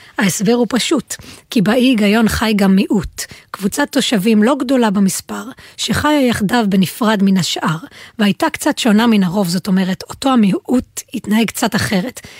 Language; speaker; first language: Hebrew; native; Hebrew